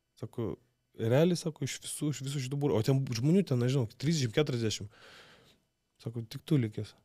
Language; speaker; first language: Lithuanian; non-native, local second language; Russian